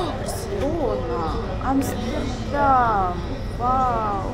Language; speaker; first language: English; non-native, learner; Russian